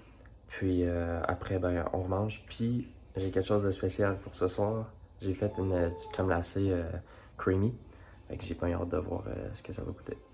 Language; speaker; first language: French; native; French